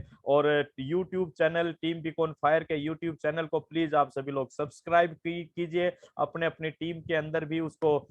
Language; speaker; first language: Hindi; native; Hindi